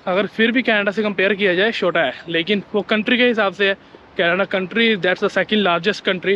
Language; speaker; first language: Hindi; native; Hindi